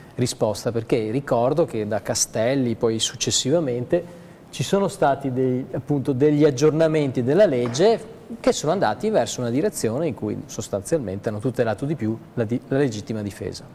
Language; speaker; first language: Italian; native; Italian